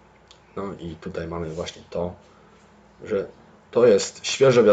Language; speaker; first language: Polish; early bilingual, heritage; Polish